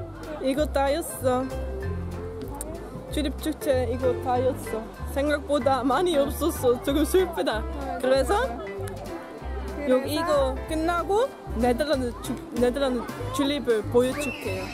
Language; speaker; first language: Korean; non-native, learner; Dutch